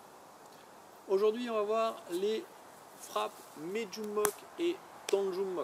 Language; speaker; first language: French; native; French